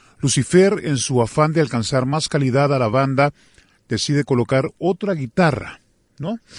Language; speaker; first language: Spanish; native; Spanish